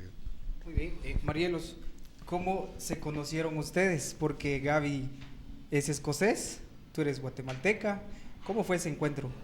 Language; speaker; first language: Spanish; native; Spanish